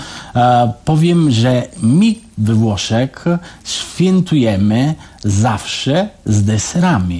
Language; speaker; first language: Polish; non-native, learner; Italian